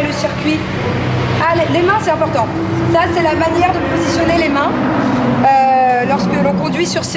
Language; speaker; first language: French; native; French